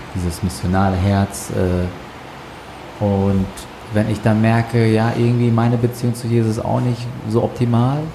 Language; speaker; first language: German; native; German